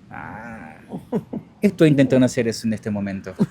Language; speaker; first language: Spanish; non-native, learner; Portuguese